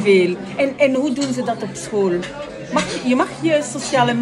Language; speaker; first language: Dutch; non-native, fluent; French